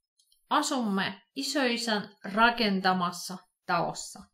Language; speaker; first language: Finnish; non-native, fluent; Russian